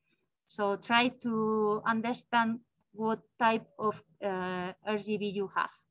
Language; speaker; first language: English; non-native, learner; Spanish